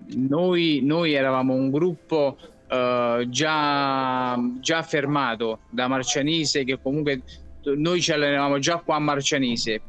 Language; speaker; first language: Italian; native; Italian